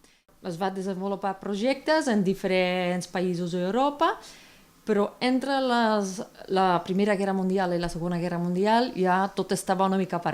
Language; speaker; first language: Catalan; non-native, fluent; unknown